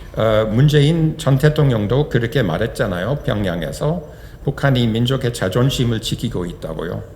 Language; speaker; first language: Korean; non-native, fluent; English